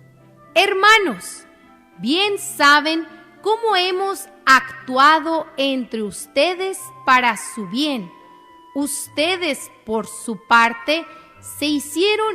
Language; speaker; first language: Spanish; native; Spanish